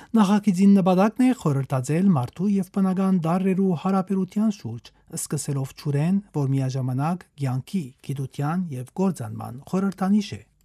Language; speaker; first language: Armenian; native; Armenian